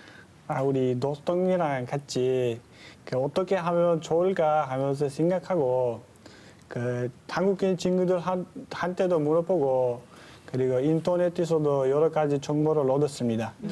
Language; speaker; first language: Korean; non-native, fluent; Uzbek